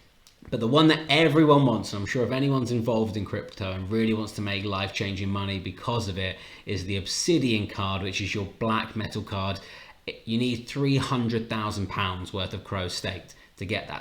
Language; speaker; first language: English; native; English